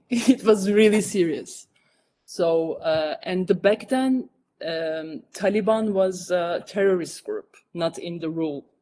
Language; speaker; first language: English; non-native, fluent; Turkish